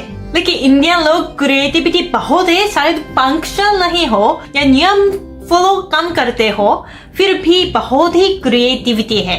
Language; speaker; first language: Hindi; non-native, fluent; Japanese